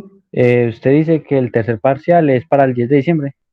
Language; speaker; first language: Spanish; native; Spanish